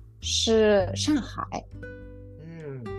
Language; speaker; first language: Chinese; non-native, fluent; Japanese